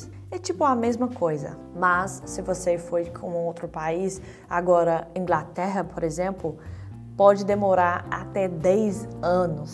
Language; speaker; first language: Portuguese; non-native, fluent; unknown